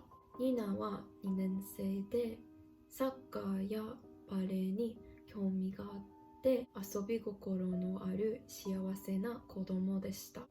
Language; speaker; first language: Japanese; non-native, learner; English